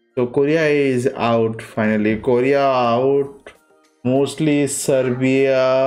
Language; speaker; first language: Hindi; non-native, local second language; Odia